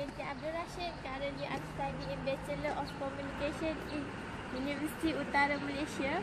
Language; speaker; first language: English; non-native, local second language; Malay